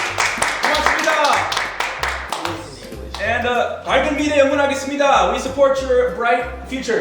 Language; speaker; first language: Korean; non-native, fluent; English